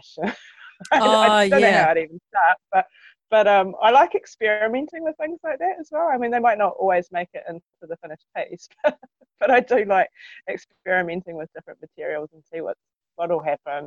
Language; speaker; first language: English; native; English